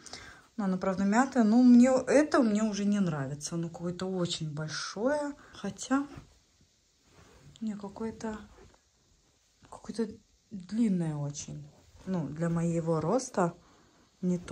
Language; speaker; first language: Russian; native; Russian